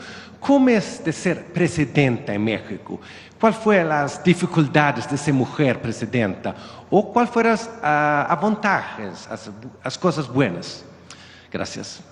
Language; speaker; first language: Spanish; non-native, learner; Swedish